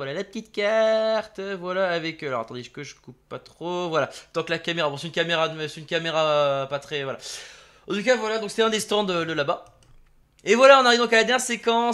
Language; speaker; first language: French; native; French